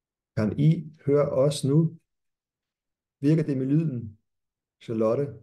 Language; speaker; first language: Danish; non-native, fluent; German